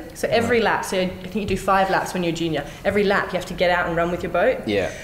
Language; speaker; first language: English; native; English